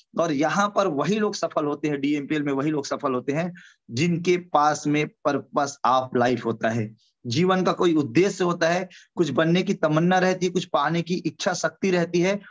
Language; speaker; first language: Hindi; native; Hindi